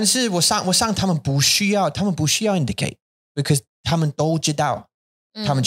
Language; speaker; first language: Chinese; non-native, learner; English